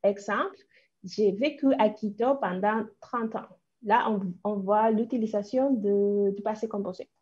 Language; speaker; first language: French; non-native, fluent; Spanish